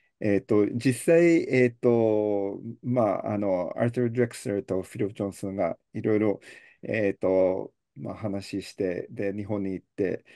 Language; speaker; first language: Japanese; early bilingual, heritage; Japanese